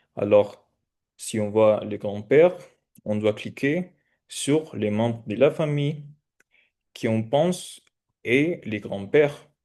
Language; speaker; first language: French; non-native, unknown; Spanish